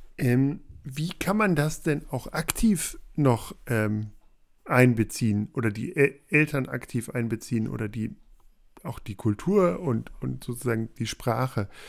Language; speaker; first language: German; native; German